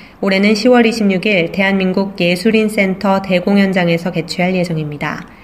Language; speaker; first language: Korean; native; Korean